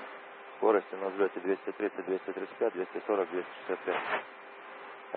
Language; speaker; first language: Russian; native; Russian